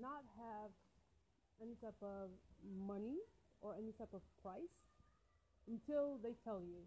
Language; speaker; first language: English; non-native, fluent; Arabic